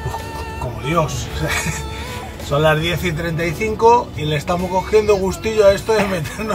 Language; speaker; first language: Spanish; native; Spanish